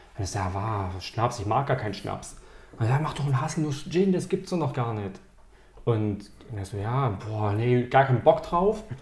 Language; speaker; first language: German; early bilingual, other home language; Italian